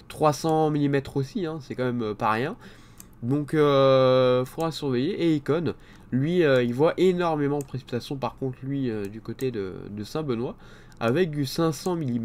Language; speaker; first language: French; native; French